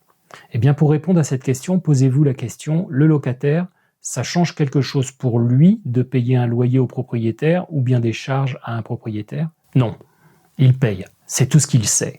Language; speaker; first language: French; native; French